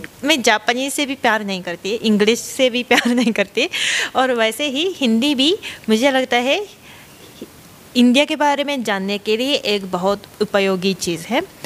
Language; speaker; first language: Hindi; non-native, fluent; Japanese